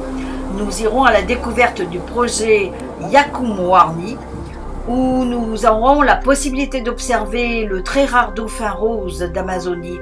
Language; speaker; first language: French; native; French